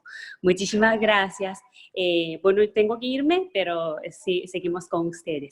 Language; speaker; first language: Spanish; non-native, fluent; Japanese